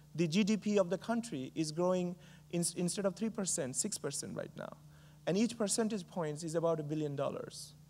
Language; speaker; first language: English; non-native, local second language; Bangla